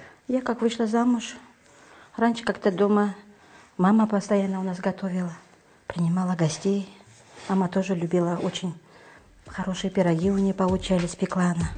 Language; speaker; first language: Russian; non-native, local second language; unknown